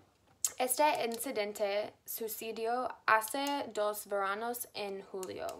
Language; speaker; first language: Spanish; non-native, learner; English